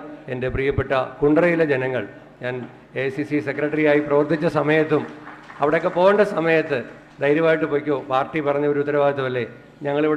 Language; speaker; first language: Malayalam; native; Malayalam